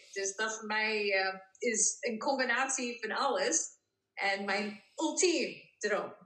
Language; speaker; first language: Dutch; non-native, fluent; English